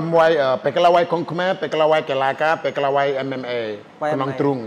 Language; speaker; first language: Khmer; non-native, fluent; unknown